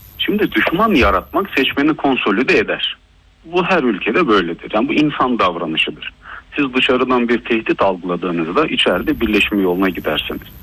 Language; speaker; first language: Turkish; early bilingual, heritage; Turkish